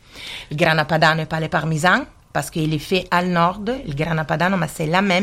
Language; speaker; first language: French; non-native, learner; Italian